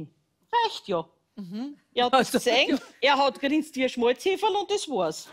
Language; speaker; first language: German; native; German